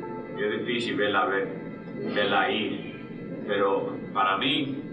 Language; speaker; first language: Spanish; early bilingual, heritage; Spanish